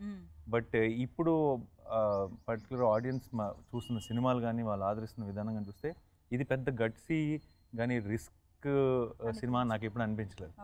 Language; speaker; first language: Telugu; native; Telugu